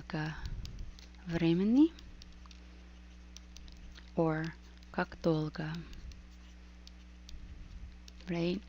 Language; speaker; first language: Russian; non-native, fluent; English